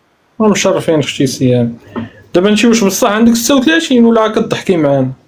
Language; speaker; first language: Arabic; native; Arabic